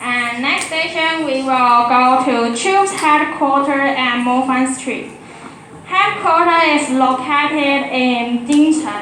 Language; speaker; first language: English; non-native, learner; Chinese